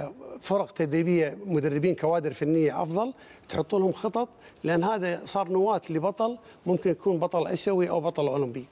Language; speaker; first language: Arabic; native; Arabic